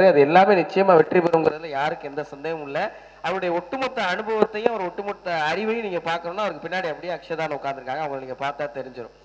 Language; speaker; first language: Tamil; native; Tamil